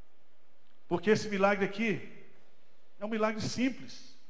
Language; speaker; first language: Portuguese; native; Portuguese